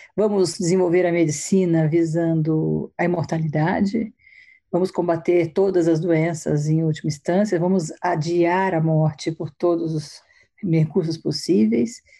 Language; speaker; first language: Portuguese; native; Portuguese